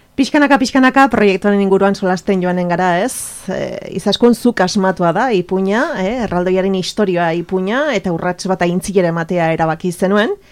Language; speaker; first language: Basque; native; Basque